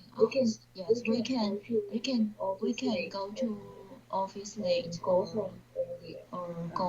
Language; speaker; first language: English; non-native, learner; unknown